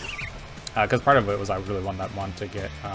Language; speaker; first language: English; native; English